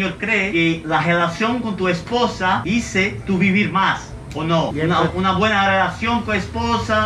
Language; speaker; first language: Spanish; non-native, learner; Portuguese